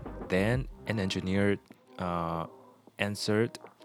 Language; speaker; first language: English; non-native, fluent; Chinese